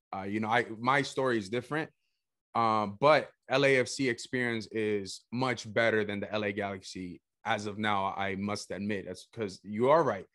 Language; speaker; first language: English; early bilingual, other home language; Spanish